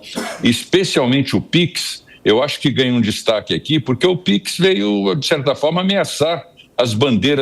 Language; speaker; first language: Portuguese; native; Portuguese